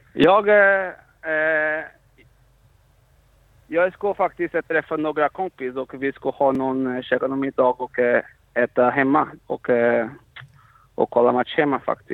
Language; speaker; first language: Swedish; non-native, fluent; Portuguese